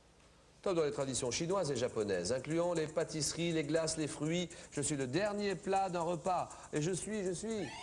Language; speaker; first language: French; native; French